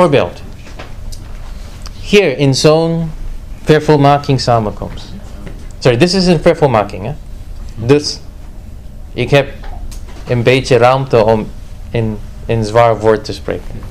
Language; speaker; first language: Dutch; non-native, fluent; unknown